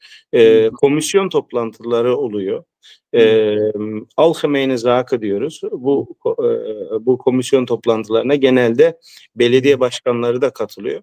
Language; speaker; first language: Turkish; early bilingual, heritage; Turkish